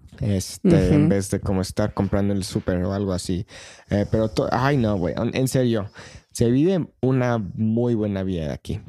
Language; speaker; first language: Spanish; non-native, fluent; English